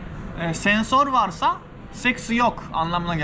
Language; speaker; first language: Turkish; non-native, fluent; Japanese